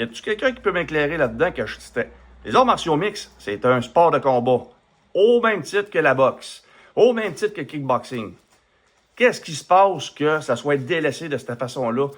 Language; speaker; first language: French; native; French